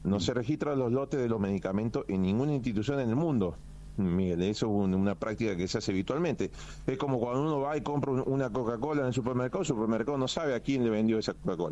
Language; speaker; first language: Spanish; native; Spanish